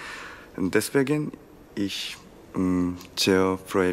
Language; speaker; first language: German; non-native, learner; Korean